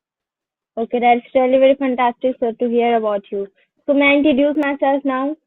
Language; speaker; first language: English; non-native, learner; Hindi